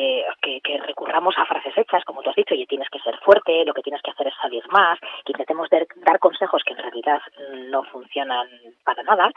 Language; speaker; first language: Spanish; native; Spanish